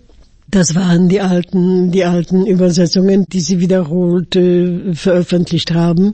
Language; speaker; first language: German; non-native, fluent; Polish